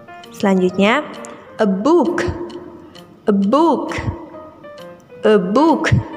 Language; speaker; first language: English; non-native, learner; Indonesian